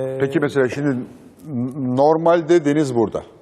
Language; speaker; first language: Turkish; native; Turkish